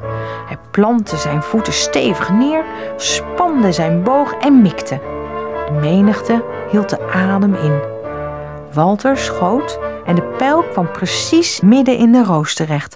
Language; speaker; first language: Dutch; native; Dutch